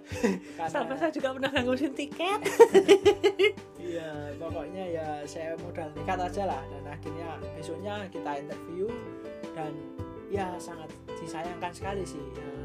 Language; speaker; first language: Indonesian; native; Indonesian